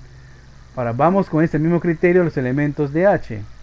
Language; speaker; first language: Spanish; native; Spanish